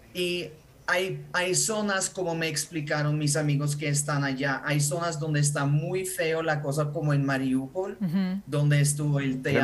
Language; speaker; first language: Spanish; non-native, fluent; Ukrainian